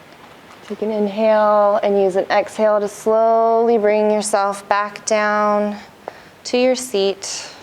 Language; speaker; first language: English; native; English